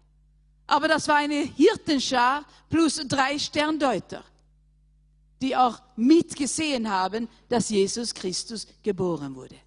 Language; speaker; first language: German; non-native, fluent; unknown